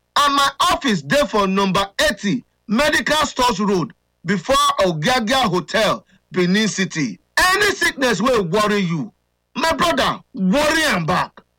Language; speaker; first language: Nigerian Pidgin; native; Nigerian Pidgin